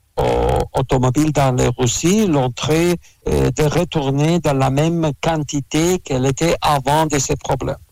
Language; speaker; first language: French; non-native, learner; Russian